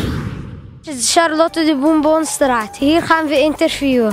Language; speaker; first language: Dutch; early bilingual, other home language; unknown